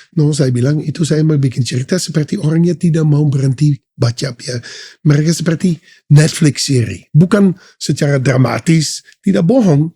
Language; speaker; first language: Indonesian; non-native, fluent; Dutch